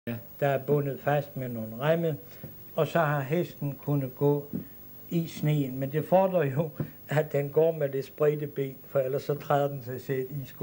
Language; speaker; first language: Danish; native; Danish